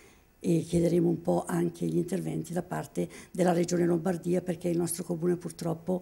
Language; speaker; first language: Italian; native; Italian